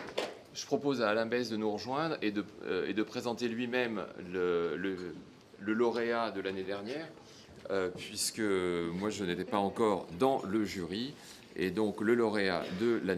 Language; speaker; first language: French; native; French